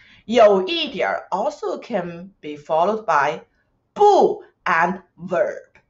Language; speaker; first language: English; non-native, fluent; Chinese